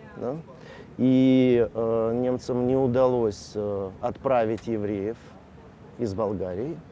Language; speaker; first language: Russian; native; Russian